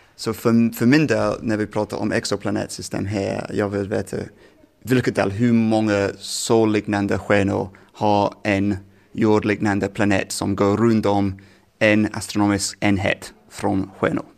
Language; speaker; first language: Swedish; non-native, fluent; English